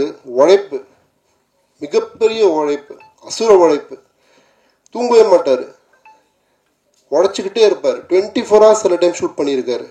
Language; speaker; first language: Tamil; native; Tamil